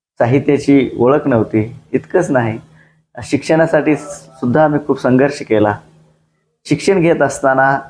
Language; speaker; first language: Marathi; non-native, local second language; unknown